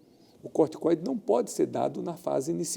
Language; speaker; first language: Portuguese; native; Portuguese